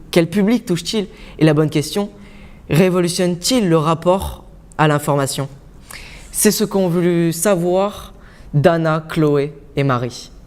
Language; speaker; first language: French; native; French